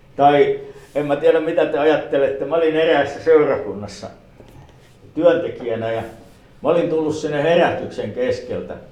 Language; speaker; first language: Finnish; native; Finnish